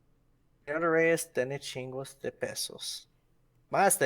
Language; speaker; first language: Spanish; non-native, learner; English